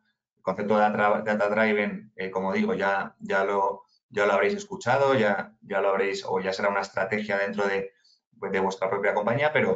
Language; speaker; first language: Spanish; native; Spanish